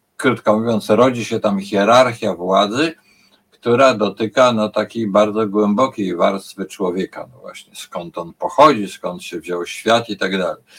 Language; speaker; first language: Polish; native; Polish